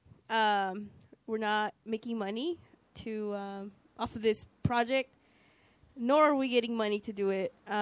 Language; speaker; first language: English; early bilingual, other home language; Spanish